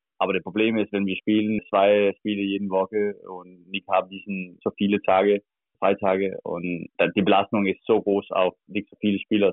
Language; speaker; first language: German; non-native, learner; Danish